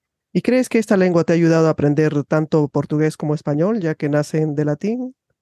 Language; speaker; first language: Spanish; native; Spanish